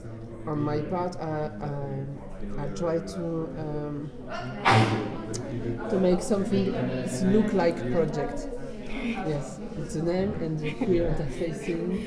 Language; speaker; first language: English; non-native, learner; French